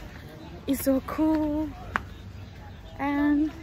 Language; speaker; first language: English; non-native, learner; Thai